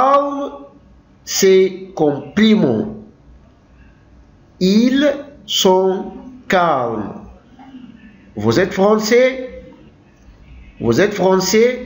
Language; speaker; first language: French; non-native, local second language; Arabic